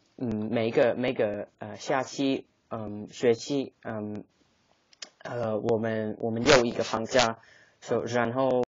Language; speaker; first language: Chinese; non-native, learner; English